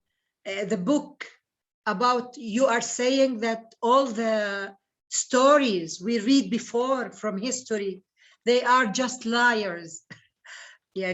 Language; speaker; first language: English; non-native, learner; Arabic